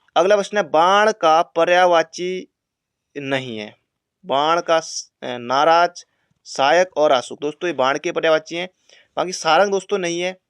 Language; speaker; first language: Hindi; native; Hindi